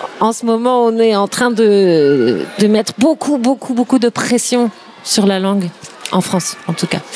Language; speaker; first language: French; native; French